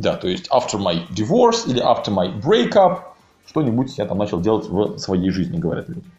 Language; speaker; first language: Russian; native; Russian